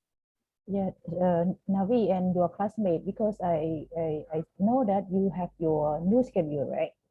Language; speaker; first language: English; non-native, fluent; Khmer